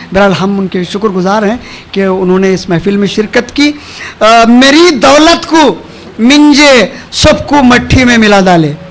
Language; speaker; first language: Urdu; native; Urdu